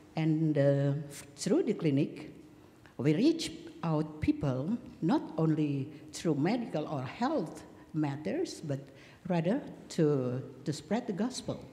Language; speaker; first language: English; non-native, fluent; Indonesian